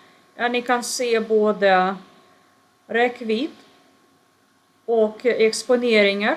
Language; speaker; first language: Swedish; non-native, fluent; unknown